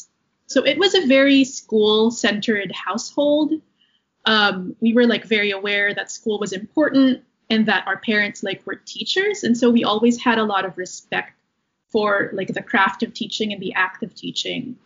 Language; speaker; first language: English; non-native, local second language; Filipino